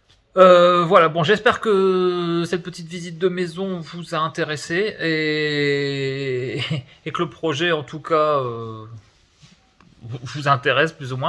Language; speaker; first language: French; native; French